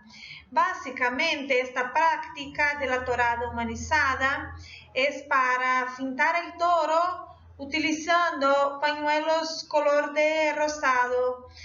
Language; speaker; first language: Spanish; non-native, fluent; Portuguese